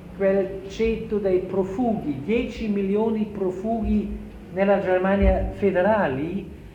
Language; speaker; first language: Italian; non-native, fluent; German